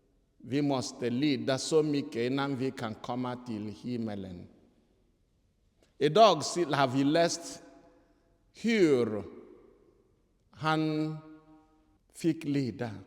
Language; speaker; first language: Swedish; non-native, fluent; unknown